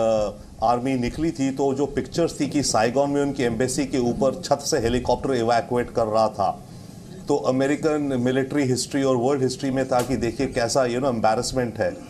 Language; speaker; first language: Hindi; native; Hindi